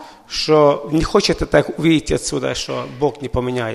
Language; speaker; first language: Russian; non-native, local second language; Ukrainian